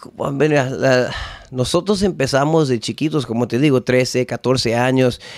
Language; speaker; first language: Spanish; early bilingual, heritage; Spanish